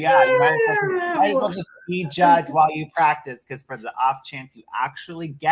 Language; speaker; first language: English; native; English